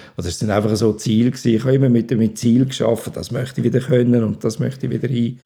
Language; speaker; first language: German; native; German